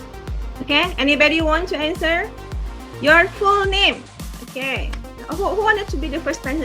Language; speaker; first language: English; non-native, fluent; Indonesian